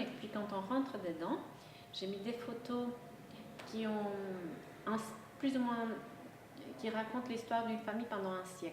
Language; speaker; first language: French; non-native, local second language; Spanish